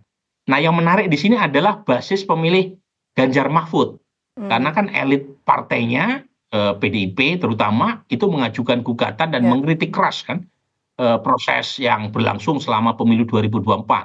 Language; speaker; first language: Indonesian; native; Indonesian